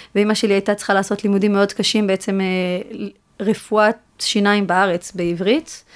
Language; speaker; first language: Hebrew; early bilingual, other home language; French